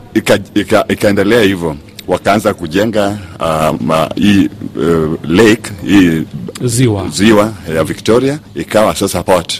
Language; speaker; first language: Swahili; non-native, local second language; Luo (Kenya and Tanzania)